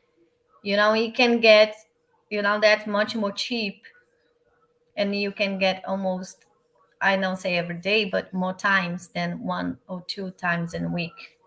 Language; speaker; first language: English; non-native, learner; Portuguese